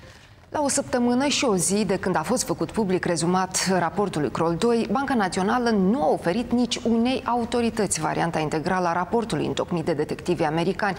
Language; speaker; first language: Romanian; native; Romanian